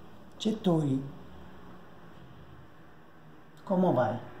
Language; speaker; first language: Portuguese; non-native, fluent; Persian